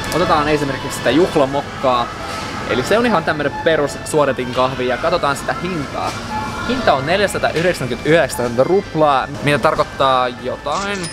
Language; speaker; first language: Finnish; non-native, fluent; Russian